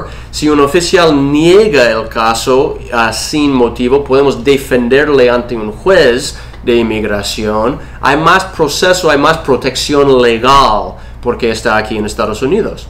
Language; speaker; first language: Spanish; non-native, fluent; English